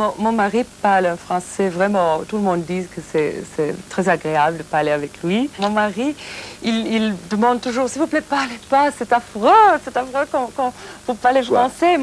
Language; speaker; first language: French; non-native, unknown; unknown